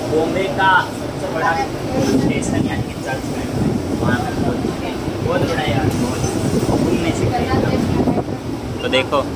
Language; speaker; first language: Hindi; non-native, local second language; Marathi